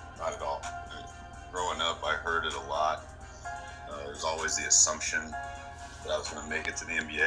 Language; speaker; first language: English; native; English